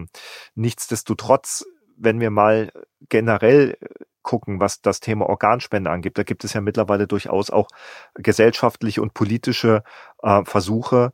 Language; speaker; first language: German; native; German